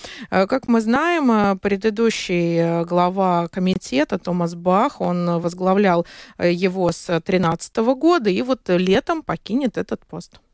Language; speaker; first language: Russian; native; Russian